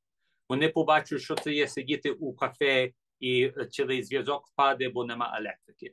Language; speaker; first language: Ukrainian; early bilingual, heritage; English